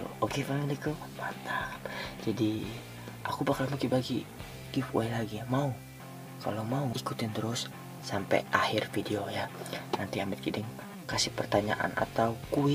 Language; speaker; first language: Indonesian; native; Indonesian